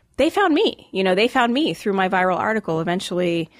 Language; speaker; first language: English; native; English